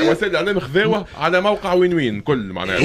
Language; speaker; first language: Arabic; native; Arabic